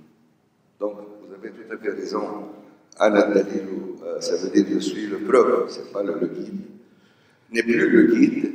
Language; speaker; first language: French; non-native, local second language; Arabic